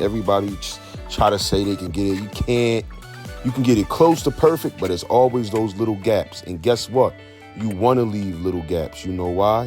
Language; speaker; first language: English; native; English